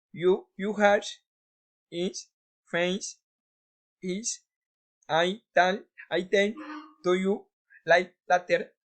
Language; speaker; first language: English; non-native, learner; Spanish